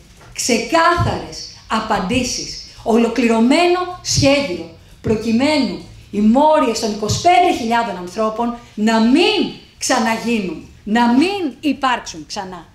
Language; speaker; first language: Greek; native; Greek